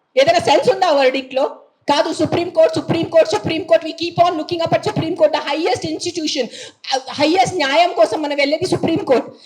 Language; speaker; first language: Telugu; non-native, fluent; Marathi